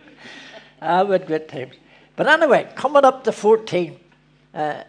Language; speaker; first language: English; native; English